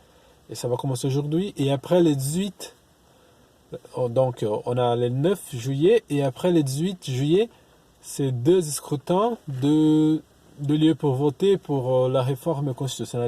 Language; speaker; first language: French; non-native, learner; Portuguese